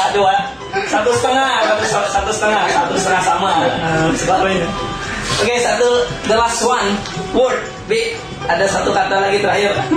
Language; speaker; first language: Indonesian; non-native, local second language; Sundanese